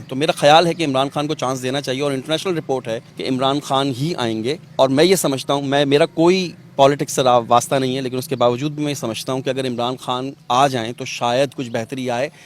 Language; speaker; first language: Urdu; non-native, local second language; Punjabi